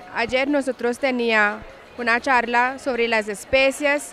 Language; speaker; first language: Spanish; non-native, fluent; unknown